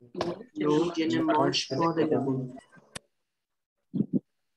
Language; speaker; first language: French; non-native, learner; Spanish